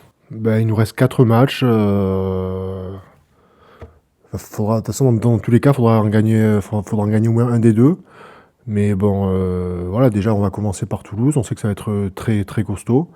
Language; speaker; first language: French; native; French